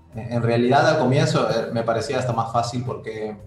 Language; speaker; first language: Spanish; native; Spanish